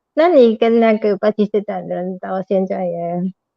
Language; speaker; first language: Chinese; non-native, learner; Indonesian